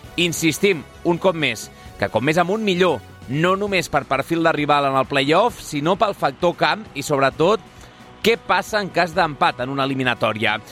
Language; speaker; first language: Catalan; native; Catalan